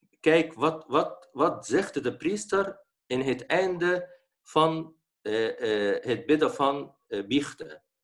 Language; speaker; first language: Dutch; non-native, fluent; Arabic